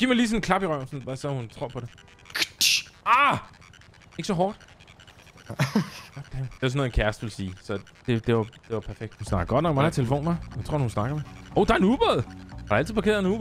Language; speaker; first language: Danish; native; Danish